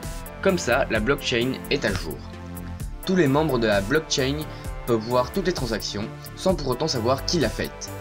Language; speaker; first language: French; native; French